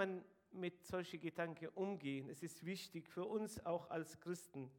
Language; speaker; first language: German; non-native, fluent; Arabic